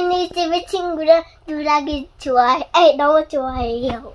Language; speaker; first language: Korean; early bilingual, other home language; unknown